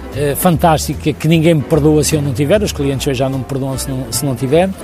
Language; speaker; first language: Portuguese; native; Portuguese